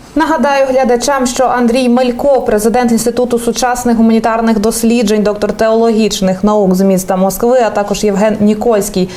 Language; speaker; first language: Ukrainian; native; Ukrainian